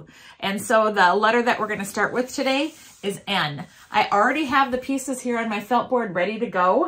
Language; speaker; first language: English; native; English